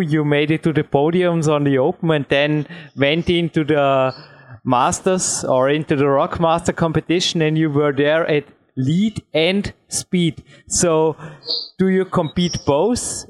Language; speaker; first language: English; non-native, fluent; German